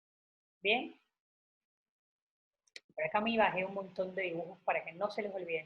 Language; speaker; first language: Spanish; native; Spanish